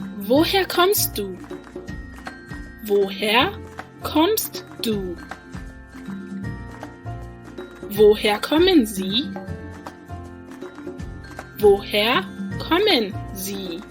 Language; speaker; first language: German; non-native, fluent; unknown